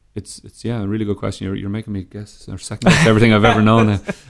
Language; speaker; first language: English; native; English